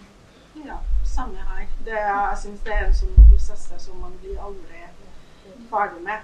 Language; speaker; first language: Norwegian; non-native, fluent; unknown